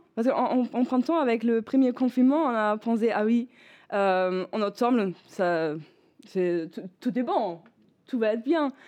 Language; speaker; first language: French; non-native, fluent; German